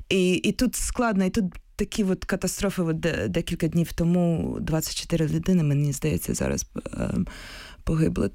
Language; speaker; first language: Ukrainian; early bilingual, heritage; Ukrainian